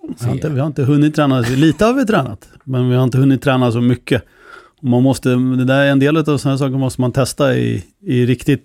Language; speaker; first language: Swedish; native; Swedish